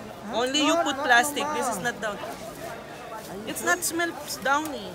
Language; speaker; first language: English; non-native, learner; Filipino